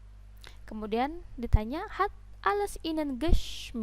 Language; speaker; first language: German; non-native, fluent; Indonesian